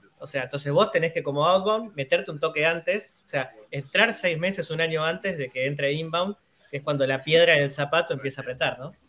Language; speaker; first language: Spanish; native; Spanish